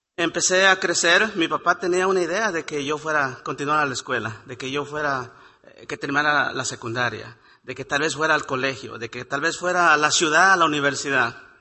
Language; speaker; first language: Spanish; native; Spanish